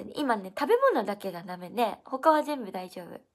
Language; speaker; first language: Japanese; native; Japanese